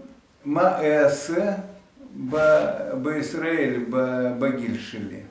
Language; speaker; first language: Hebrew; non-native, fluent; Russian